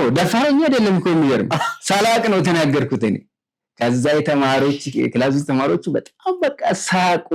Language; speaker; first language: Amharic; non-native, local second language; Oromo